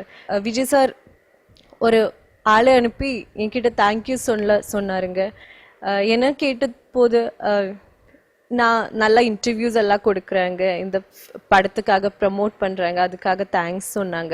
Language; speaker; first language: Tamil; non-native, learner; Malayalam